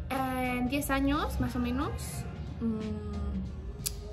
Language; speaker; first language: Spanish; native; Spanish